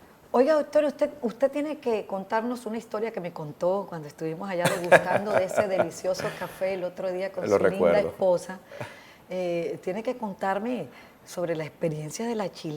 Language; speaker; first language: Spanish; native; Spanish